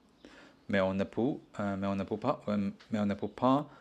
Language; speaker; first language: French; non-native, learner; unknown